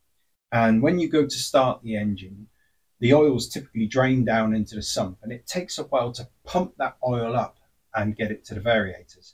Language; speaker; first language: English; native; English